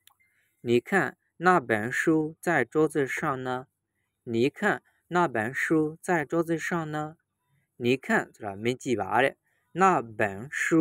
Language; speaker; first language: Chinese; non-native, fluent; Burmese